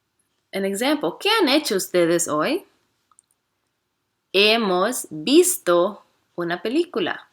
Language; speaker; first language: Spanish; non-native, fluent; English